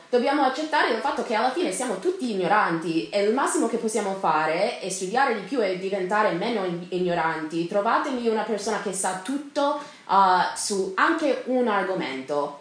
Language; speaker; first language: Italian; non-native, fluent; English